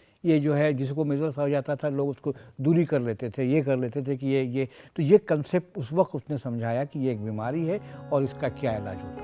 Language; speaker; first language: Urdu; native; Urdu